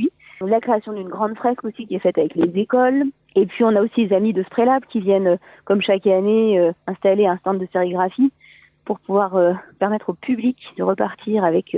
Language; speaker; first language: French; native; French